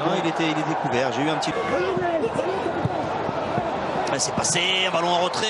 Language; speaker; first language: French; native; French